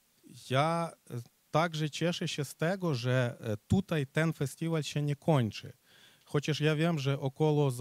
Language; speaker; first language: Polish; non-native, fluent; Ukrainian